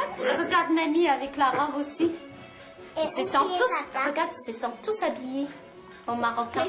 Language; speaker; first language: French; non-native, local second language; Arabic